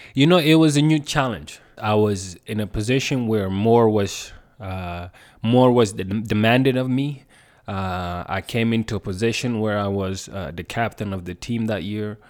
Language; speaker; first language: English; non-native, fluent; Swedish